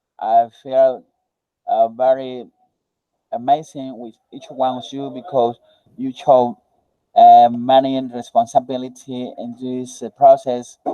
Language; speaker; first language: English; non-native, learner; Spanish